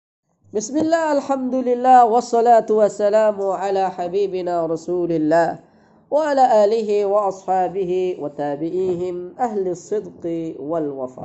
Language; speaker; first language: Arabic; non-native, fluent; Indonesian